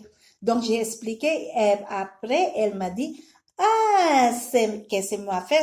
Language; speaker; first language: French; non-native, learner; Filipino